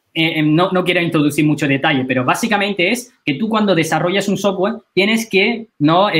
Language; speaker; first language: Spanish; non-native, fluent; Chinese